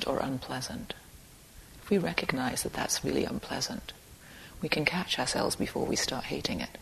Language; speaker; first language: English; native; English